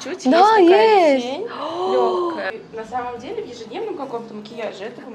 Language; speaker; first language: Russian; native; Russian